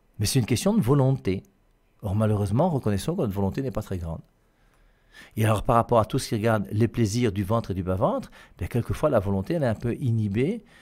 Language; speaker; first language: French; native; French